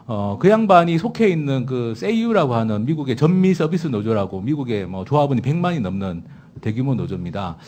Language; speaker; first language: Korean; native; Korean